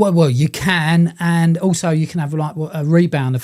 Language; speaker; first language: English; native; English